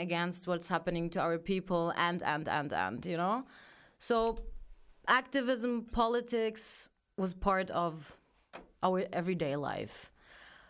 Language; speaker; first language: English; non-native, fluent; German